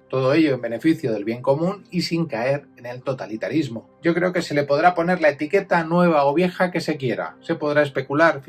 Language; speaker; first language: Spanish; native; Spanish